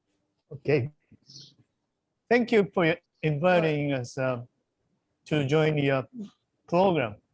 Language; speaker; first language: English; non-native, learner; Japanese